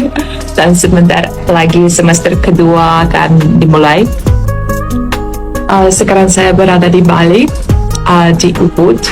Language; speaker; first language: Indonesian; non-native, fluent; Polish